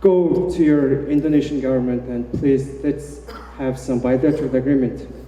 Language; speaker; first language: English; non-native, fluent; Mongolian